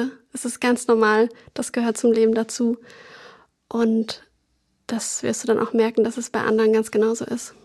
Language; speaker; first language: German; native; German